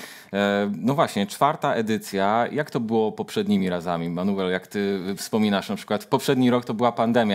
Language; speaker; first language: Polish; native; Polish